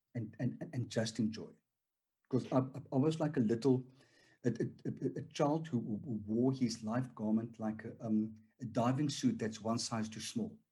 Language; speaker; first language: English; non-native, local second language; Afrikaans